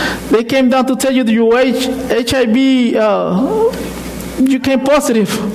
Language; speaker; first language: English; non-native, fluent; Spanish